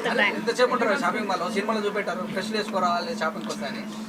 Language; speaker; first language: Telugu; native; Telugu